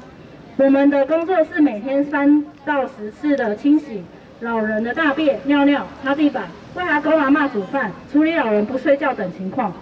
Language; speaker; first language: Chinese; non-native, fluent; Indonesian